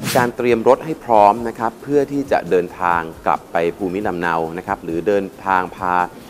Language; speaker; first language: Thai; native; Thai